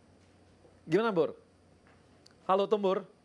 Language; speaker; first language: Indonesian; native; Indonesian